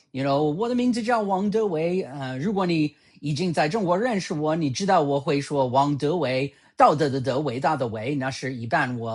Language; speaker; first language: Chinese; non-native, fluent; English